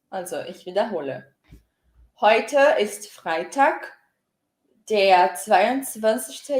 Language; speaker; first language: German; non-native, fluent; Portuguese